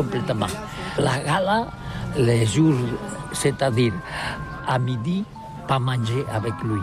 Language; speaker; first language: French; non-native, learner; Catalan